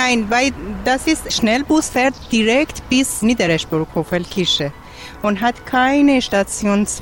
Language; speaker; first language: German; non-native, learner; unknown